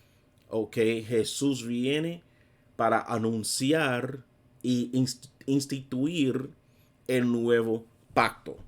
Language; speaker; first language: Spanish; non-native, fluent; English